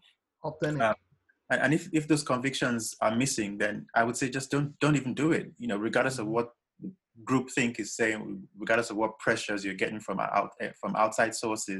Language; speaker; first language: English; non-native, local second language; Yoruba